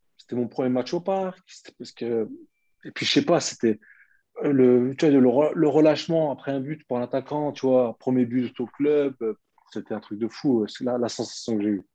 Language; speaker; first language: French; early bilingual, other home language; Turkish